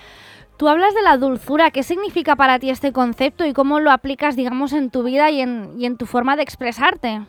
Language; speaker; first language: Spanish; non-native, local second language; Catalan